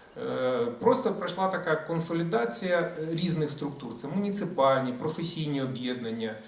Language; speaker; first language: Ukrainian; early bilingual, other home language; Russian